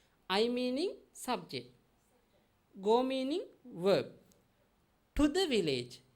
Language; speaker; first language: English; non-native, learner; Sinhala